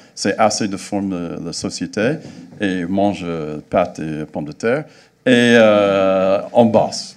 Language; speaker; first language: French; non-native, fluent; English